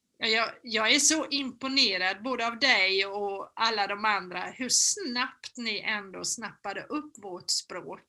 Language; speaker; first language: Swedish; native; Swedish